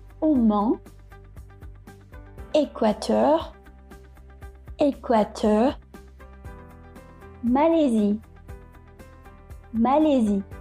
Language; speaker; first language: French; non-native, fluent; Spanish